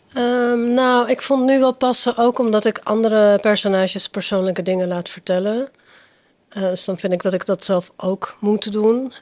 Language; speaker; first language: Dutch; early bilingual, other home language; Persian